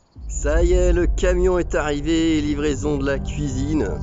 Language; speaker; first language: French; native; French